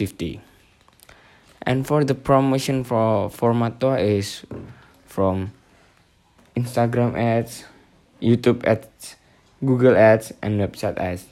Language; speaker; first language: English; non-native, learner; Indonesian